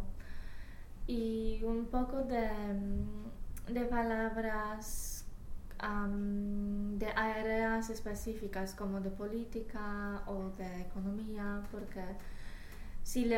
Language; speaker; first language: Spanish; non-native, fluent; English